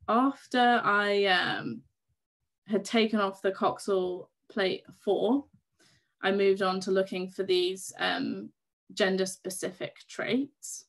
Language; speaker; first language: English; native; English